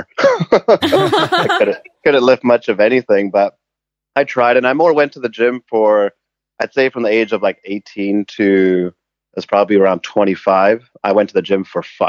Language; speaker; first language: English; native; English